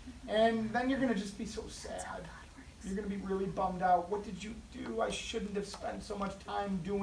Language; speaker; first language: English; native; English